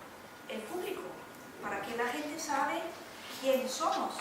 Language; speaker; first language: Spanish; non-native, fluent; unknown